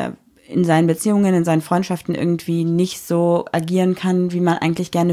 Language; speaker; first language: German; native; German